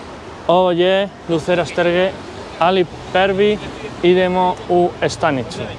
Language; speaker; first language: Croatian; non-native, learner; Spanish